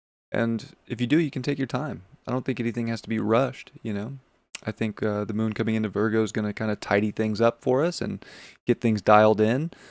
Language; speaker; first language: English; native; English